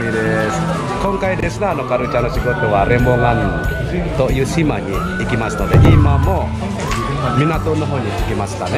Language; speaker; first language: Japanese; non-native, fluent; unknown